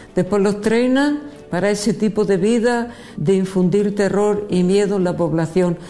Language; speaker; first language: Spanish; native; Spanish